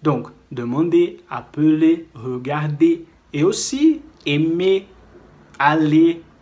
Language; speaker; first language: French; non-native, fluent; Portuguese